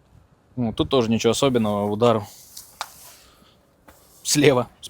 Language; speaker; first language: Russian; native; Russian